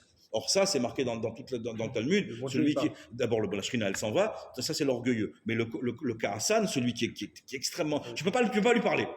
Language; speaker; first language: French; native; French